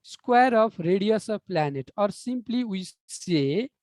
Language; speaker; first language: English; non-native, local second language; Nepali